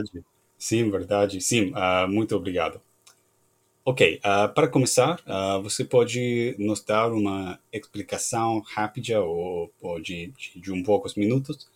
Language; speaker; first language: Portuguese; non-native, learner; English